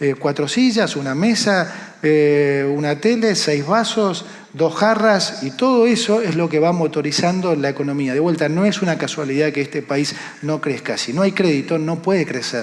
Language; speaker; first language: Spanish; native; Spanish